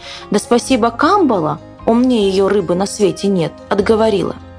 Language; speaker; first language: Russian; native; Russian